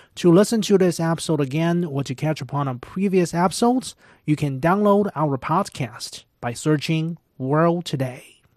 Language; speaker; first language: English; non-native, fluent; Chinese